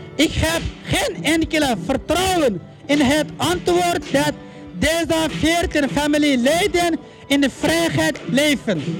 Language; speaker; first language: Dutch; non-native, learner; Uyghur